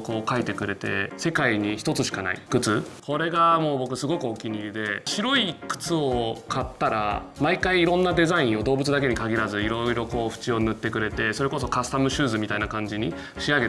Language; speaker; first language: Japanese; native; Japanese